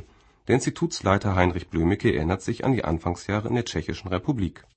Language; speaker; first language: German; native; German